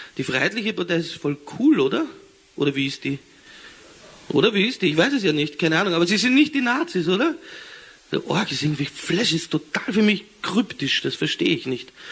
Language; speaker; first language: German; native; German